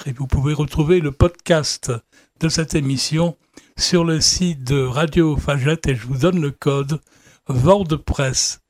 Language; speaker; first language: French; native; French